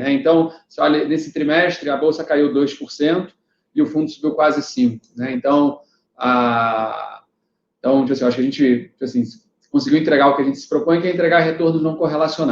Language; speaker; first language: Portuguese; native; Portuguese